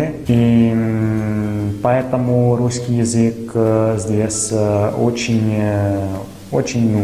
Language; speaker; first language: Russian; non-native, fluent; Italian